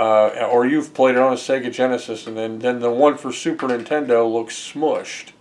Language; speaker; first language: English; native; English